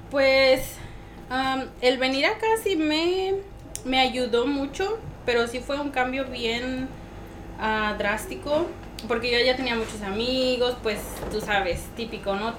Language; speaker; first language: Spanish; native; Spanish